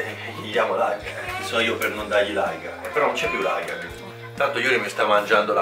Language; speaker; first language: Italian; native; Italian